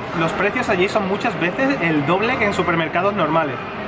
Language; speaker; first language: Spanish; native; Spanish